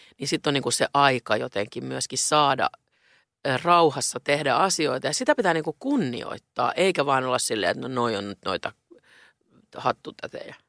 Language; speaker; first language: Finnish; non-native, local second language; Swedish